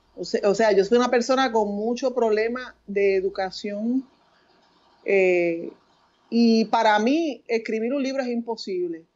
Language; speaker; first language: Spanish; native; Spanish